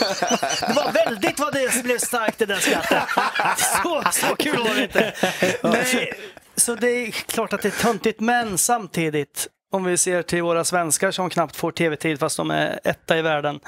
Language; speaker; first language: Swedish; native; Swedish